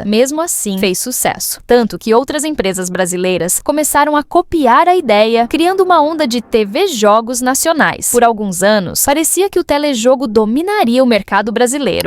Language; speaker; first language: Portuguese; native; Portuguese